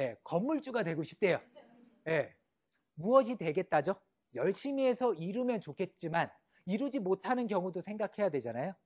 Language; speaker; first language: Korean; native; Korean